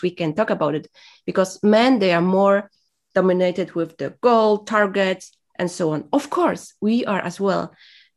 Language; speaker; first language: English; non-native, fluent; Polish